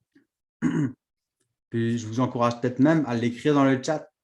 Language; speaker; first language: French; native; French